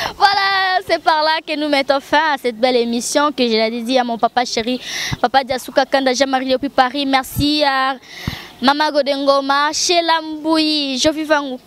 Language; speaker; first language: French; non-native, local second language; Lingala